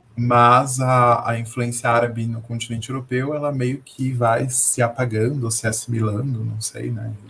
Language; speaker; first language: Portuguese; native; Portuguese